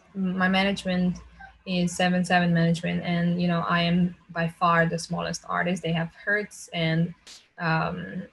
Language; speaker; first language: English; early bilingual, other home language; Slovenian